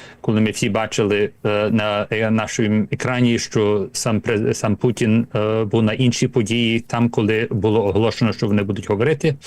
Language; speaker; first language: Ukrainian; early bilingual, heritage; Ukrainian